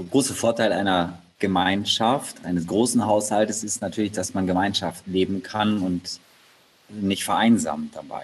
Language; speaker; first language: German; native; German